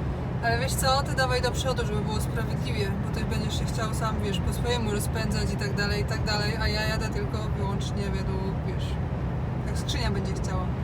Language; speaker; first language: Polish; native; Polish